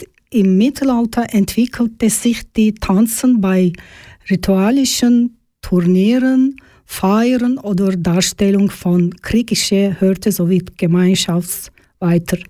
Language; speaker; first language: German; non-native, learner; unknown